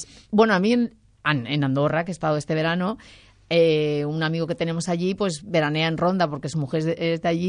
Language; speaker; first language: Spanish; native; Spanish